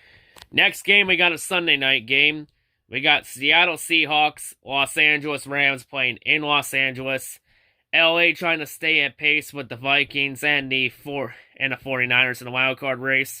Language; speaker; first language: English; native; English